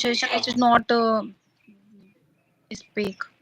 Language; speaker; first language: English; non-native, learner; Hindi